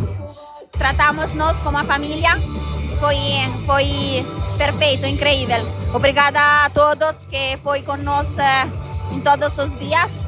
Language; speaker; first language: Portuguese; non-native, learner; Italian